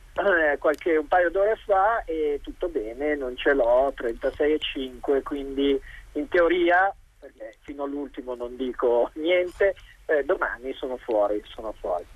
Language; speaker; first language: Italian; native; Italian